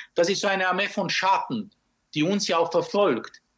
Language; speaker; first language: German; early bilingual, other home language; Romanian